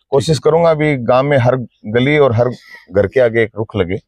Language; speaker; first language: Hindi; native; Hindi